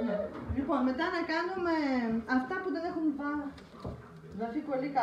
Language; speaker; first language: Greek; non-native, fluent; Russian